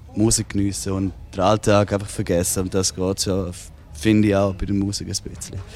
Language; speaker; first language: German; native; German